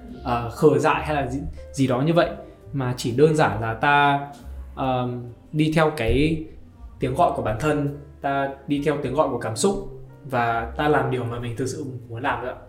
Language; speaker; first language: Vietnamese; native; Vietnamese